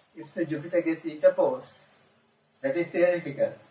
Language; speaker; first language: English; non-native, local second language; Sinhala